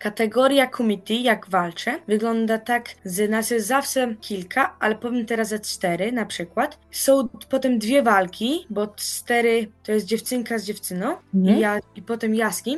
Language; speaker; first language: Polish; early bilingual, heritage; Polish